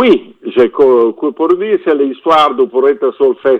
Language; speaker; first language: French; non-native, fluent; Italian